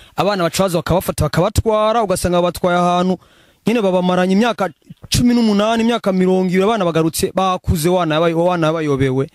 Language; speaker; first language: Rundi; early bilingual, heritage; Rundi